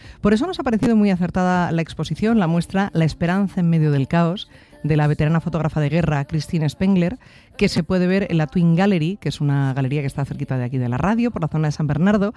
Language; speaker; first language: Spanish; native; Spanish